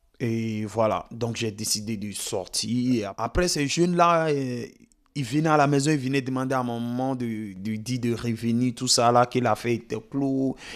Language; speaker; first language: French; non-native, local second language; Dyula